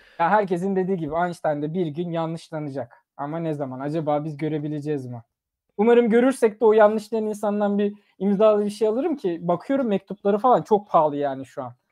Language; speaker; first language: Turkish; early bilingual, other home language; German